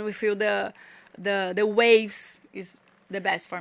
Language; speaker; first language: English; non-native, learner; Portuguese